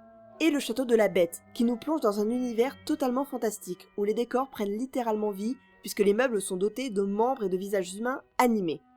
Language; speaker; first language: French; native; French